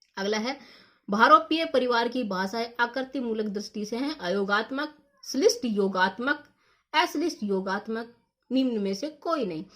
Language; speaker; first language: Hindi; native; Hindi